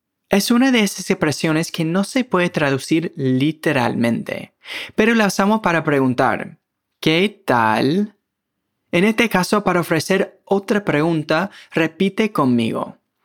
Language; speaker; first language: Spanish; native; Spanish